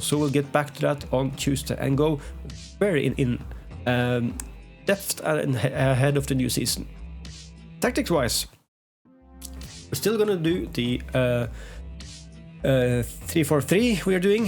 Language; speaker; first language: English; non-native, fluent; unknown